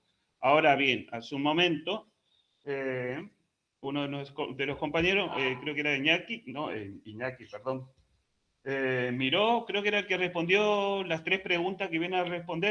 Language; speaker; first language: Spanish; native; Spanish